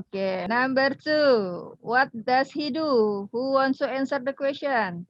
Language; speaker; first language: English; non-native, fluent; Indonesian